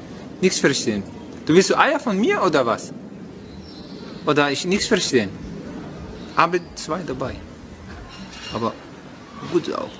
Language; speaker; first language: German; non-native, learner; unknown